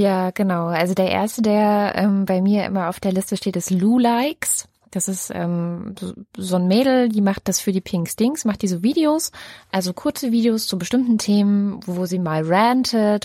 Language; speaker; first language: German; native; German